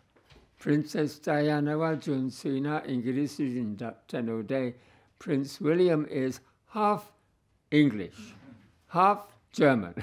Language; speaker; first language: Japanese; non-native, fluent; English